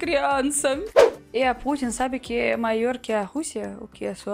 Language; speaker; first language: Portuguese; non-native, learner; Russian